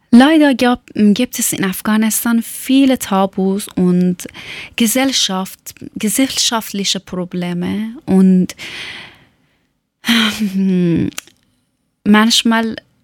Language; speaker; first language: German; non-native, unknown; Persian